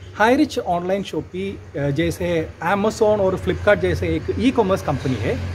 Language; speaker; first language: Hindi; non-native, local second language; Malayalam